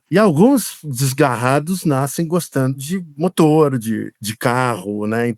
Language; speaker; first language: Portuguese; native; Portuguese